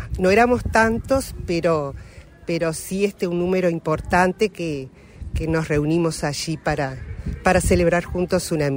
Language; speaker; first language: Spanish; native; Spanish